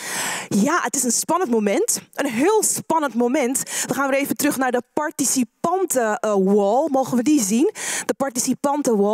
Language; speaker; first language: Dutch; native; Dutch